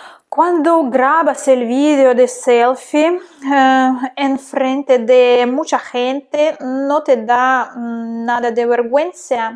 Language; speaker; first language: Spanish; non-native, fluent; Russian